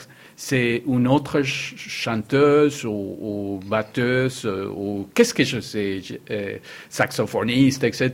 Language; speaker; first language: French; non-native, fluent; Spanish